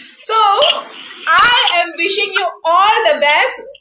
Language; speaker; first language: English; non-native, local second language; Tamil